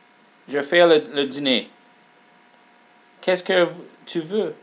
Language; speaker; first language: French; non-native, learner; English